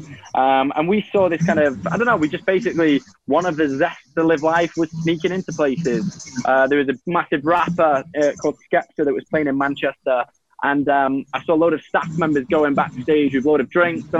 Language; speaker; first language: English; native; English